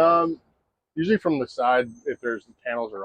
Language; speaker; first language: English; native; English